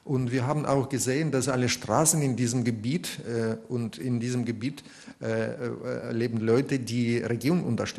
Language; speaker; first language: German; non-native, fluent; Russian